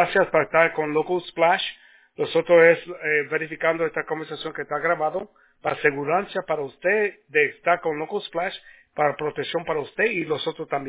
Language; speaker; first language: Spanish; early bilingual, heritage; Spanish